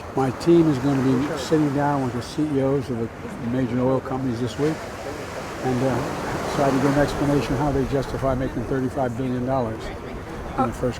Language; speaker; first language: English; native; English